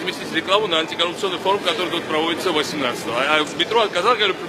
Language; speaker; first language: Russian; non-native, local second language; Georgian